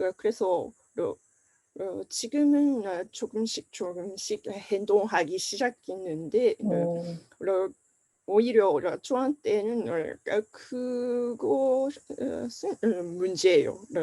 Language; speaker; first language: Korean; non-native, fluent; Japanese